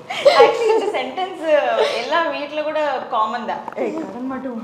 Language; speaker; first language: Tamil; non-native, learner; Telugu